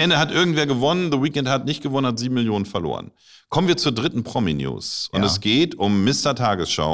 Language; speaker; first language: German; native; German